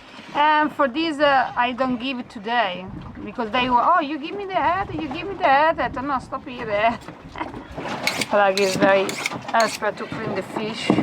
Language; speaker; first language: English; non-native, learner; Spanish